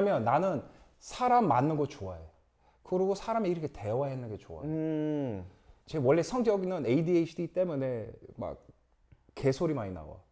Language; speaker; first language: Korean; early bilingual, other home language; English